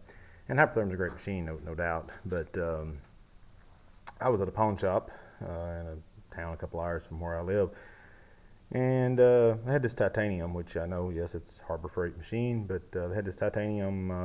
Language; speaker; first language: English; native; English